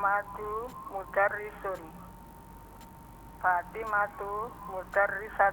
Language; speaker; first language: Arabic; non-native, learner; Indonesian